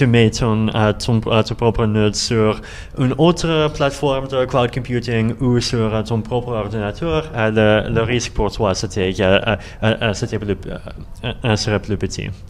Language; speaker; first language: French; non-native, learner; Russian